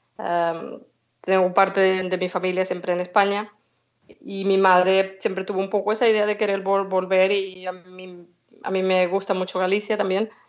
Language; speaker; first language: Spanish; native; Spanish